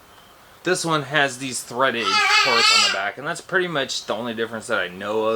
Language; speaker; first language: English; native; English